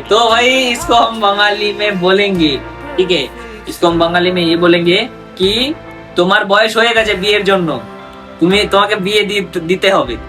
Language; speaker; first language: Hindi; non-native, local second language; Bangla